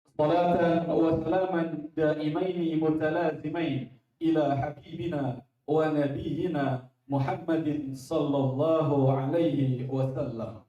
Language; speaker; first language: Arabic; non-native, fluent; Indonesian